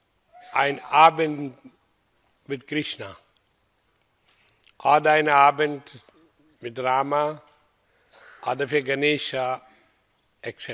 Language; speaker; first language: German; non-native, learner; Hindi